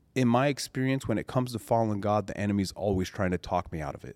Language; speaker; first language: English; native; English